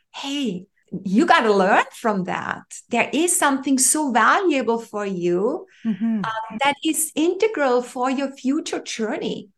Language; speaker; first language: English; non-native, fluent; German